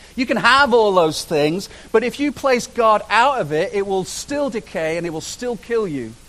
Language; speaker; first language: English; native; English